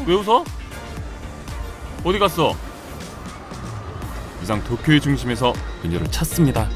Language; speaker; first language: Korean; native; Korean